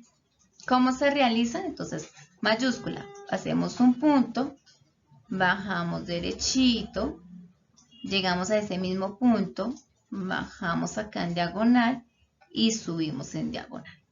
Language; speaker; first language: Spanish; native; Spanish